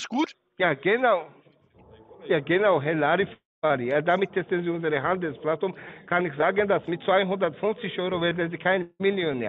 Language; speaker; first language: German; non-native, learner; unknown